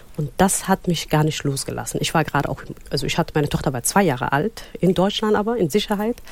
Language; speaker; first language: German; non-native, fluent; Somali